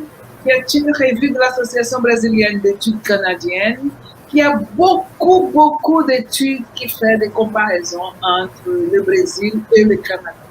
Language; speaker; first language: French; non-native, fluent; Portuguese